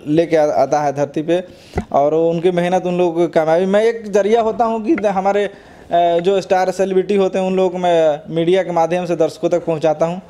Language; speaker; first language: Hindi; native; Hindi